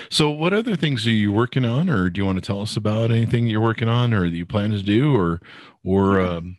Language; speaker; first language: English; native; English